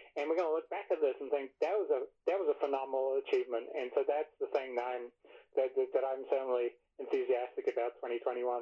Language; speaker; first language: English; native; English